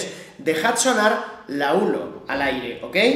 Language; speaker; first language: Spanish; native; Spanish